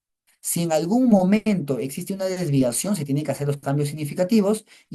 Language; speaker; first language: Spanish; native; Spanish